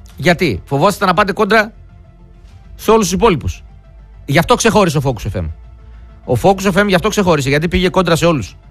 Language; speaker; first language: Greek; native; Greek